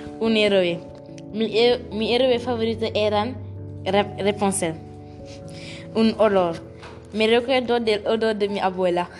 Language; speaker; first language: Spanish; non-native, learner; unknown